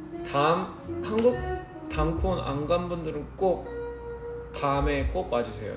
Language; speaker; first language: Korean; early bilingual, heritage; Korean